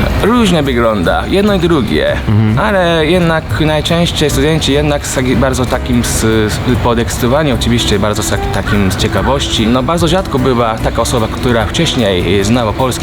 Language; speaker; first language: Polish; non-native, fluent; Japanese